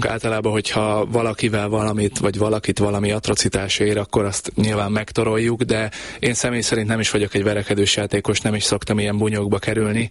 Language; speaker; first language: Hungarian; native; Hungarian